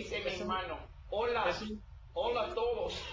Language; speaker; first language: Spanish; non-native, learner; English